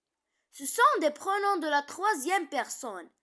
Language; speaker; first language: French; non-native, fluent; Arabic